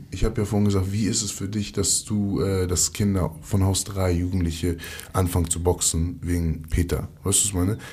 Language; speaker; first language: German; early bilingual, other home language; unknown